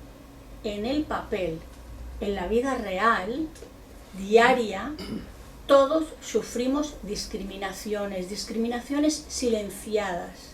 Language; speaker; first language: Spanish; non-native, local second language; Catalan